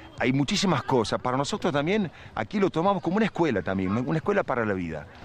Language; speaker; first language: Spanish; native; Spanish